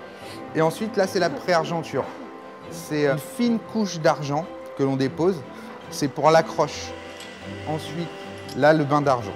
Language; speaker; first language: French; native; French